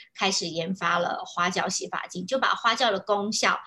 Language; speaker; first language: Chinese; native; Chinese